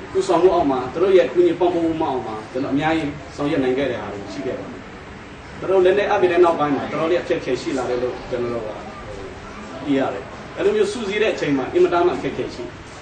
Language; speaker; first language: Burmese; non-native, local second language; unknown